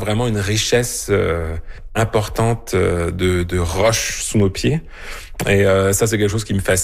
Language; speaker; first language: French; native; French